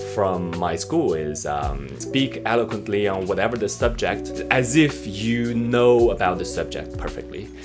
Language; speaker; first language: English; non-native, fluent; Chinese